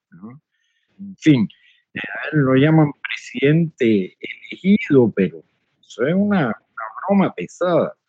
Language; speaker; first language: Spanish; native; Spanish